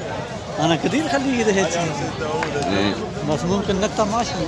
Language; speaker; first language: Arabic; non-native, learner; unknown